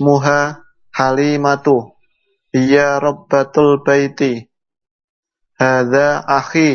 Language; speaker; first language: Arabic; non-native, learner; Indonesian